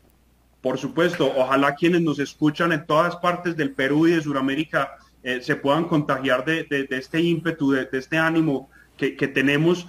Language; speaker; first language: Spanish; native; Spanish